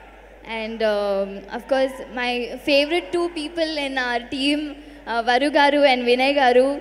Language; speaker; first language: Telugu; non-native, learner; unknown